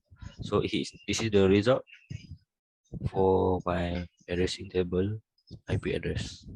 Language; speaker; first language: English; non-native, local second language; Malay